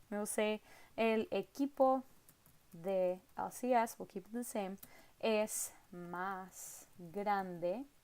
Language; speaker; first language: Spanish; non-native, fluent; English